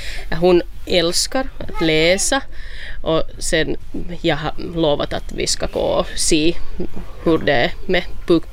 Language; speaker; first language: Swedish; non-native, local second language; Finnish